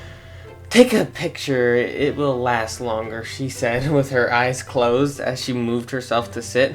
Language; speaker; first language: English; native; English